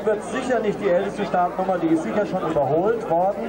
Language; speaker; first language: German; native; German